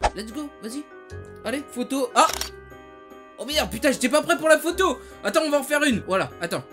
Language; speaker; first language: French; native; French